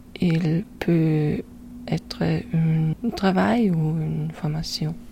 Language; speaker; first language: French; non-native, learner; German